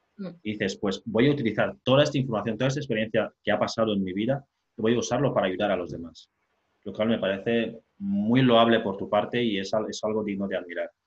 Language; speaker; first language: Spanish; non-native, local second language; Fang